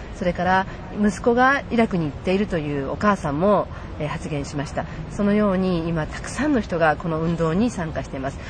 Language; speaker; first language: Japanese; native; Japanese